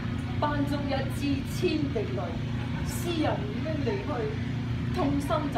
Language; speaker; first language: Cantonese; native; Cantonese